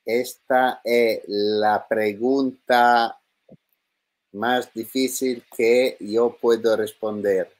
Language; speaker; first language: Spanish; non-native, learner; Italian